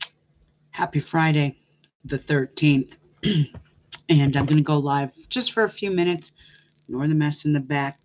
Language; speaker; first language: English; native; English